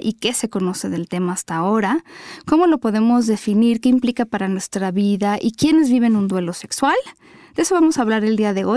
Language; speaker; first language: Spanish; native; Spanish